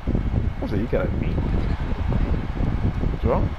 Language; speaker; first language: Portuguese; native; Portuguese